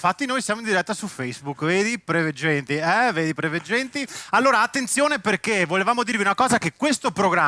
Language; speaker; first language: Italian; native; Italian